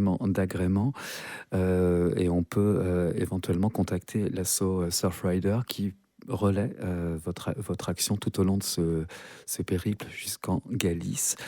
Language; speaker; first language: French; native; French